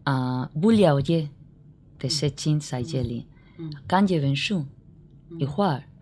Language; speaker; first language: Chinese; non-native, learner; Spanish